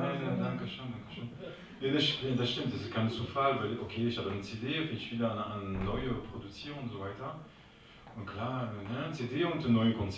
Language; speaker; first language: German; non-native, local second language; French